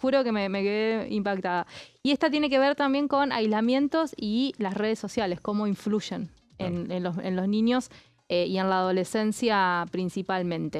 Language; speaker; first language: Spanish; native; Spanish